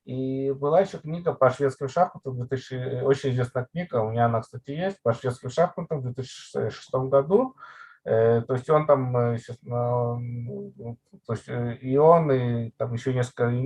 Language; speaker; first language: Russian; native; Russian